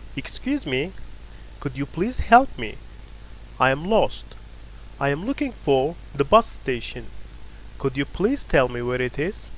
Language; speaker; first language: English; non-native, fluent; Turkish